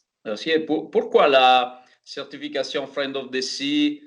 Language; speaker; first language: French; non-native, fluent; Italian